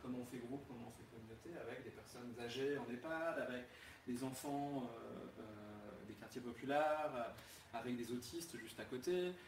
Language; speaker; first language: French; native; French